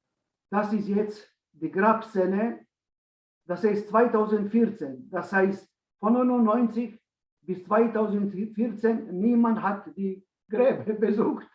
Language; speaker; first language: German; non-native, learner; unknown